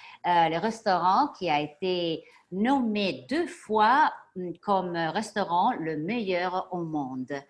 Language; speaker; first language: French; non-native, fluent; Italian